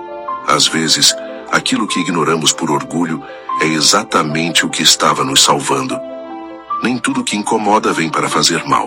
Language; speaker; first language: Portuguese; native; Portuguese